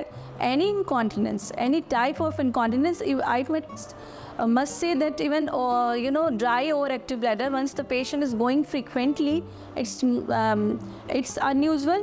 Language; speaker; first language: English; non-native, local second language; Hindi